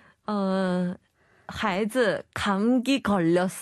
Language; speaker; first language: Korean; non-native, fluent; Chinese